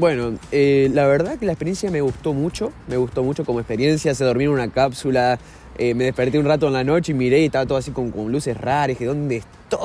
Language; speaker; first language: Spanish; native; Spanish